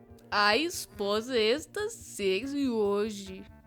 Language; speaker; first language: Portuguese; non-native, learner; English